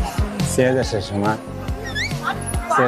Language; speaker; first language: Chinese; non-native, fluent; English